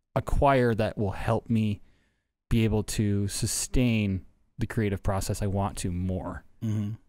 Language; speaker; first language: English; native; English